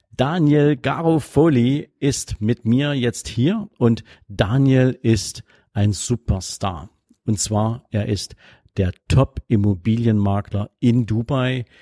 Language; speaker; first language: German; native; German